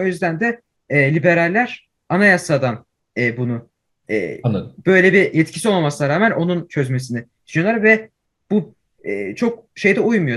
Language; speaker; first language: Turkish; early bilingual, heritage; Turkish